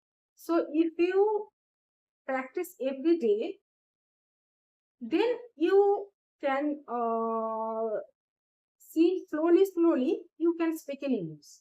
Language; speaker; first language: English; non-native, learner; Bangla